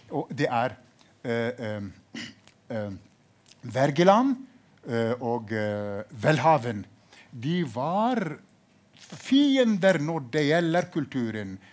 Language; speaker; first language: Norwegian; non-native, fluent; Arabic